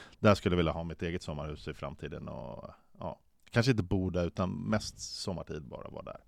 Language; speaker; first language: Swedish; native; Swedish